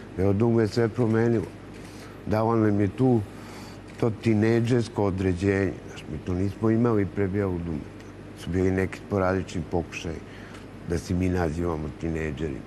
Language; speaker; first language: Bosnian; native; Bosnian